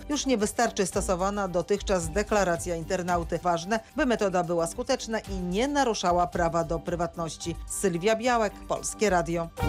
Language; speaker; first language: Polish; native; Polish